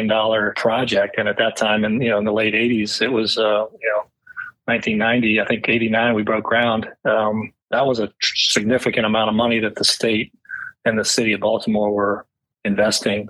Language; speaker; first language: English; native; English